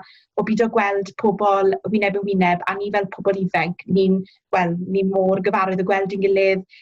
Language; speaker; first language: Welsh; native; Welsh